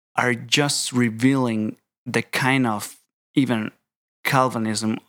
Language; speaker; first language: English; non-native, fluent; Spanish